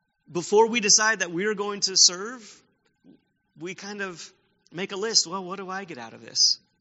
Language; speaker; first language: English; native; English